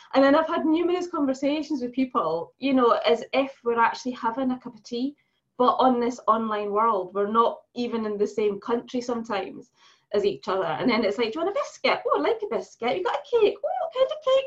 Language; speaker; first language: English; native; English